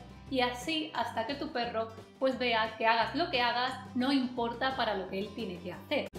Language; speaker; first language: Spanish; native; Spanish